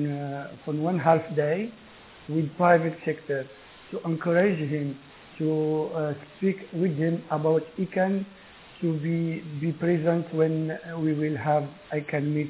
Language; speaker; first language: English; non-native, learner; Arabic